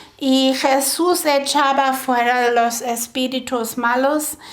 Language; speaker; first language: Spanish; non-native, fluent; German